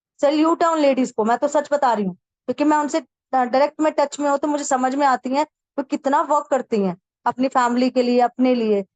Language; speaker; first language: Hindi; native; Hindi